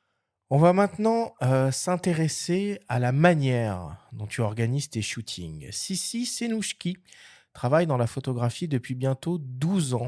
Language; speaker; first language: French; native; French